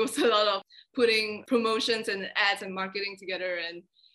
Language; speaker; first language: English; non-native, local second language; Chinese